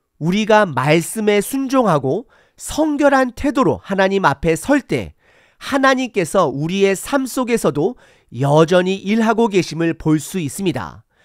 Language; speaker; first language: Korean; native; Korean